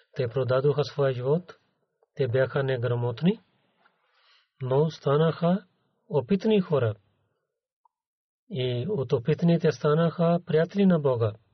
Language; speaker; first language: Bulgarian; non-native, learner; Urdu